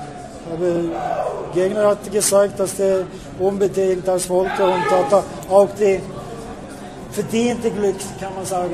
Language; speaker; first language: German; non-native, fluent; Swedish